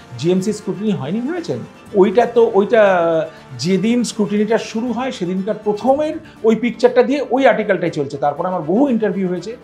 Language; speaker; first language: Bangla; native; Bangla